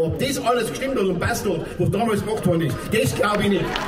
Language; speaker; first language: German; native; German